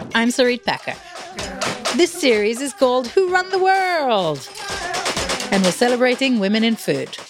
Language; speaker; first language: English; non-native, fluent; Hebrew